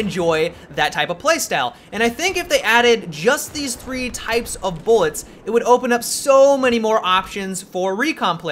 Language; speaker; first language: English; native; English